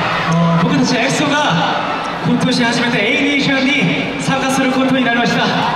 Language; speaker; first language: Japanese; non-native, learner; Korean